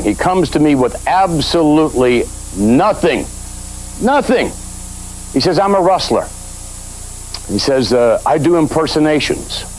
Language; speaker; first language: English; native; English